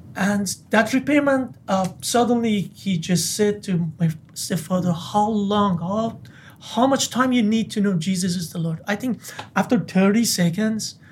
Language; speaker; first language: English; non-native, fluent; Persian